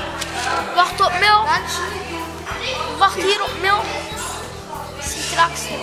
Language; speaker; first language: Dutch; non-native, learner; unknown